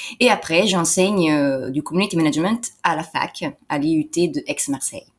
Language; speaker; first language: French; non-native, fluent; Italian